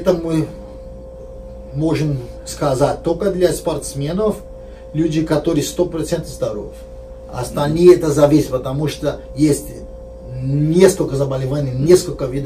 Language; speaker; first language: Russian; non-native, learner; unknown